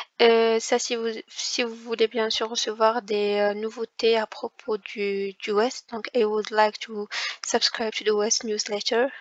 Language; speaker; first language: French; non-native, local second language; Arabic